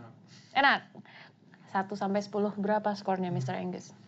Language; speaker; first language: Indonesian; native; Indonesian